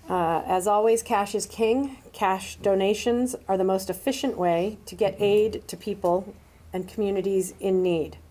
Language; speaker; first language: English; native; English